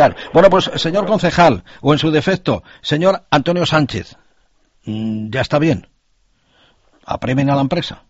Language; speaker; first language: Spanish; native; Spanish